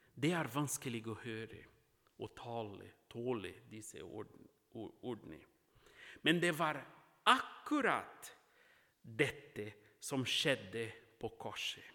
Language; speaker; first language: Norwegian; non-native, fluent; Portuguese